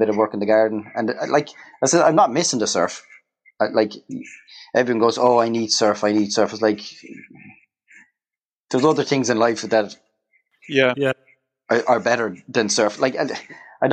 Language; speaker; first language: English; native; English